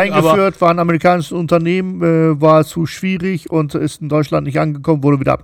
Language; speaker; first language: German; native; German